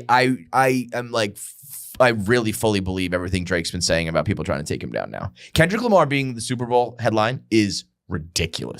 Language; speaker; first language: English; native; English